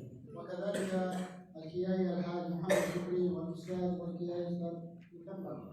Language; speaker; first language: Arabic; native; Arabic